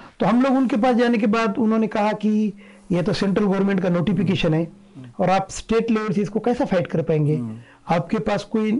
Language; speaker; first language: Hindi; non-native, local second language; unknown